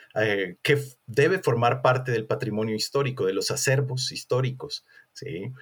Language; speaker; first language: Spanish; native; Spanish